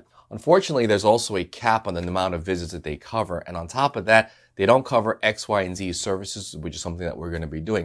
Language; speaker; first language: English; native; English